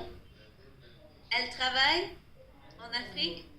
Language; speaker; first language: French; non-native, fluent; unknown